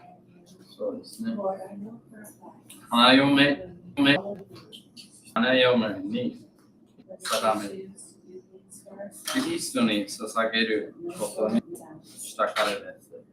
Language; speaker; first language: Japanese; non-native, learner; English